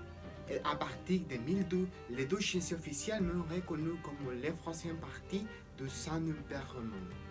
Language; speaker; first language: French; non-native, learner; Spanish